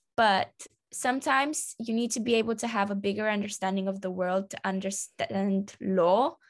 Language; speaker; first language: English; native; English